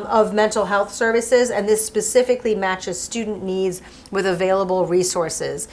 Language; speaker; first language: English; early bilingual, other home language; French